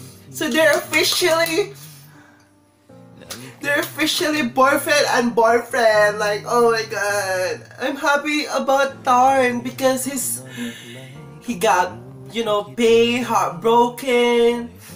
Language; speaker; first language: English; non-native, local second language; Filipino